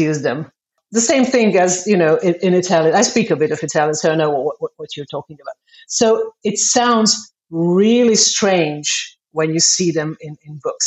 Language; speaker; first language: English; non-native, fluent; Croatian